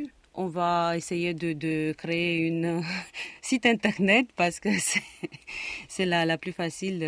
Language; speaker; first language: French; non-native, fluent; Romanian